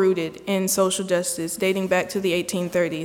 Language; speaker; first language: English; native; English